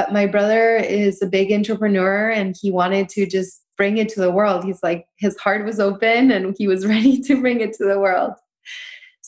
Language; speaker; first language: English; early bilingual, other home language; Spanish